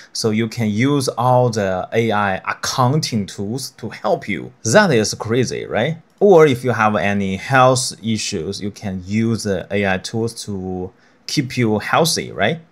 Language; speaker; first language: English; non-native, fluent; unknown